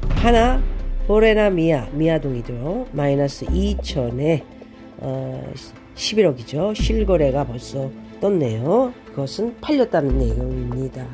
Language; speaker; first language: Korean; native; Korean